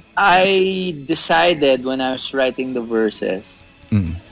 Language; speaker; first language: English; non-native, local second language; Filipino